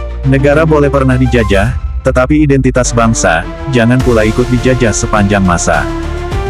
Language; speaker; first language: Indonesian; native; Indonesian